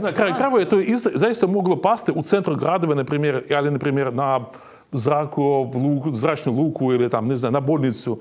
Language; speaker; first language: Croatian; non-native, learner; Ukrainian